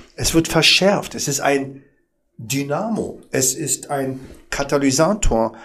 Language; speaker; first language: German; early bilingual, other home language; Arabic